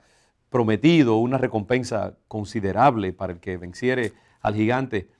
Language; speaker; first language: Spanish; native; Spanish